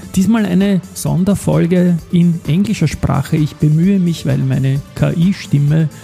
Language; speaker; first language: German; native; German